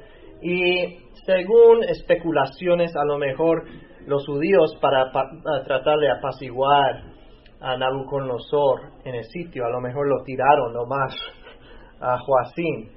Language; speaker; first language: Spanish; native; Spanish